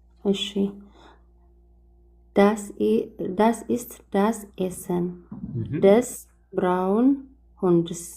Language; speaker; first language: German; non-native, learner; Amharic